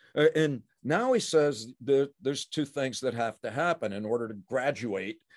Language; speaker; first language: English; native; English